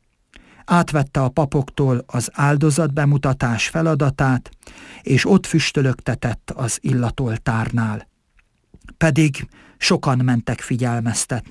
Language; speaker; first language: Hungarian; native; Hungarian